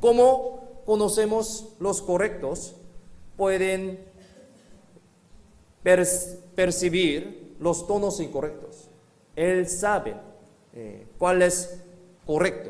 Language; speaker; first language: Spanish; non-native, learner; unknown